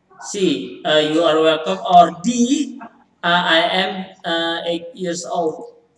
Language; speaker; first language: English; non-native, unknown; Indonesian